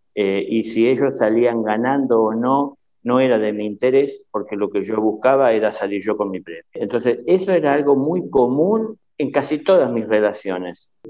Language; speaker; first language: Spanish; native; Spanish